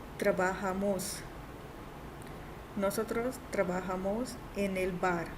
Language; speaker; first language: Spanish; non-native, fluent; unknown